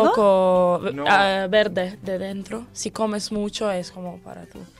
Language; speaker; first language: Spanish; non-native, learner; Croatian